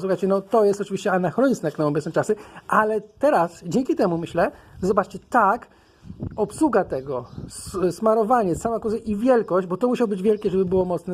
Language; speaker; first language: Polish; native; Polish